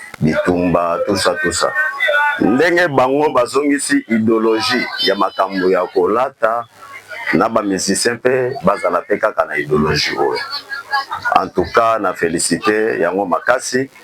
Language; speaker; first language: Lingala; native; Lingala